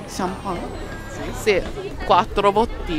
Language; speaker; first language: Italian; non-native, fluent; Japanese